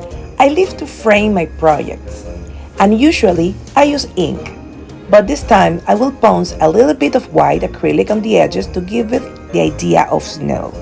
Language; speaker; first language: English; non-native, fluent; Spanish